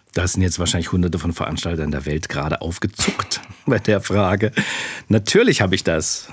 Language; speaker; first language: German; native; German